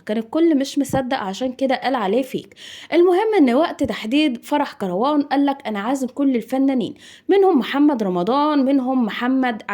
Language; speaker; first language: Arabic; native; Arabic